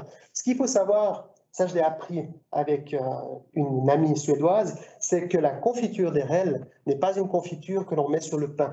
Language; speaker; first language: French; native; French